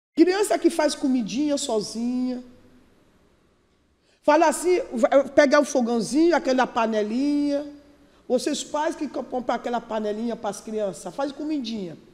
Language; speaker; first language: Portuguese; non-native, learner; Yoruba